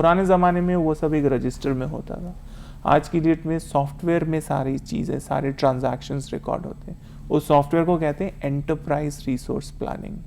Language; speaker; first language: Hindi; native; Hindi